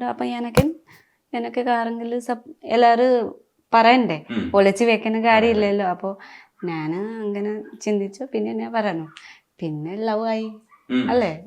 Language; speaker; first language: Malayalam; non-native, learner; Nepali